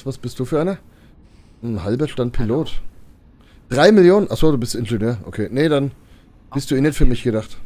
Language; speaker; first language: German; native; German